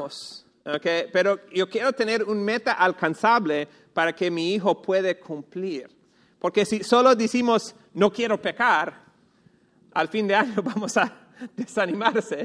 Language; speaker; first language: Spanish; non-native, fluent; English